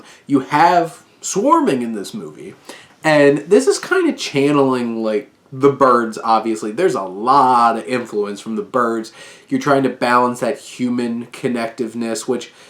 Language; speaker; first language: English; native; English